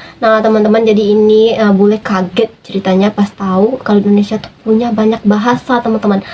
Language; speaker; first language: Indonesian; native; Indonesian